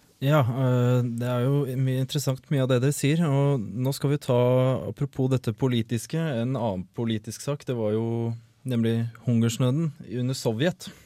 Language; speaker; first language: Norwegian; native; Norwegian